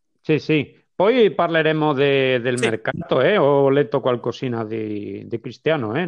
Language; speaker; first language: Italian; non-native, fluent; Spanish